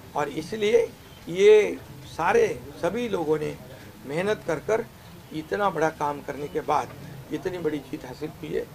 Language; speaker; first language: Hindi; non-native, local second language; Marathi